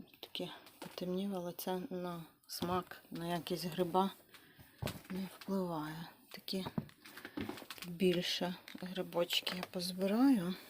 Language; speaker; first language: Ukrainian; native; Ukrainian